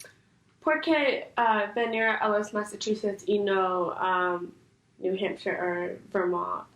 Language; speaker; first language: Spanish; non-native, learner; English